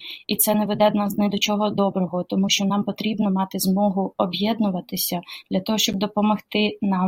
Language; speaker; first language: Ukrainian; native; Ukrainian